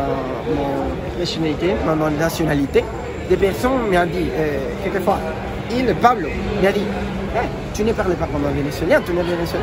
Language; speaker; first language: French; non-native, learner; Spanish